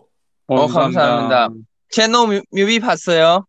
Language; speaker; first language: Korean; non-native, learner; Thai